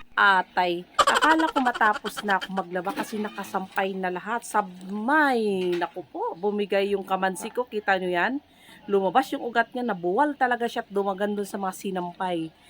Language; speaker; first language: Filipino; non-native, local second language; Cebuano